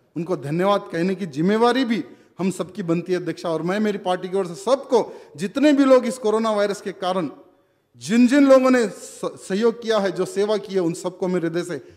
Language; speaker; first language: Hindi; non-native, local second language; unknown